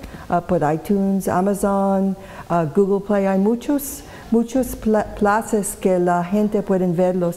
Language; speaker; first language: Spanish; non-native, learner; English